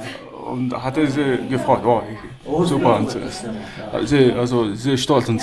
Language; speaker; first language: German; non-native, learner; Mongolian